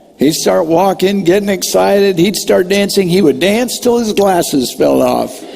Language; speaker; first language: English; native; English